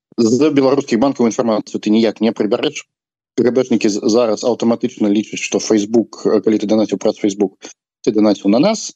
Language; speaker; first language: Belarusian; non-native, local second language; Russian